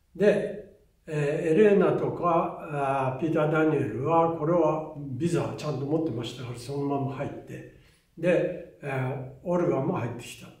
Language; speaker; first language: Japanese; native; Japanese